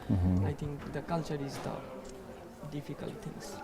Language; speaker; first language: English; non-native, fluent; Bangla